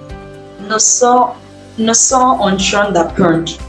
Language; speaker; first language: French; non-native, learner; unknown